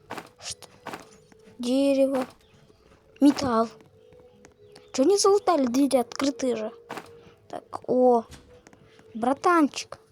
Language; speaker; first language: Russian; native; Russian